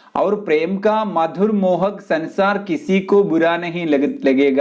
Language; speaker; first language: Hindi; non-native, local second language; Malayalam